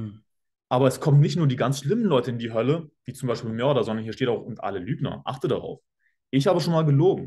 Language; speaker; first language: German; native; German